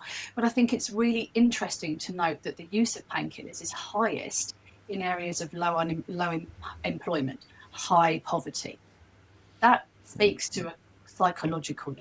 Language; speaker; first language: English; native; English